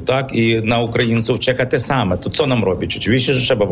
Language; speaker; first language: Polish; non-native, fluent; Ukrainian